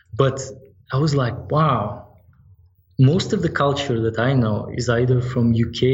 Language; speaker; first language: English; non-native, fluent; Ukrainian